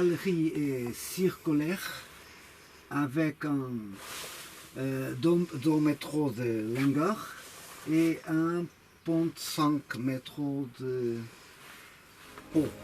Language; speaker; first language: French; non-native, learner; Portuguese